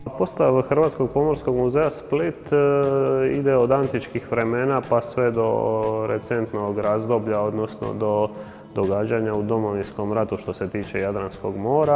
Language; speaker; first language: Croatian; native; Croatian